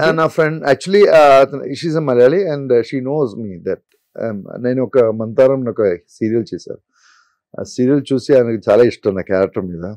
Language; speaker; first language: Telugu; non-native, local second language; Malayalam